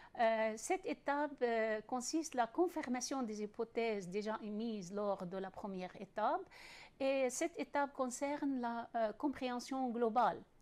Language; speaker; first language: French; non-native, fluent; Arabic